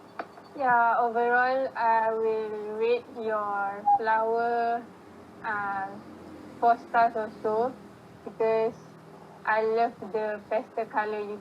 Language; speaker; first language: English; non-native, local second language; Malay